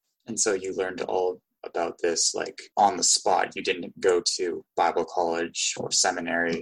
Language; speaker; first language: English; native; English